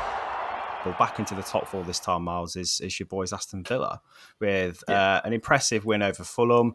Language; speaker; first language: English; native; English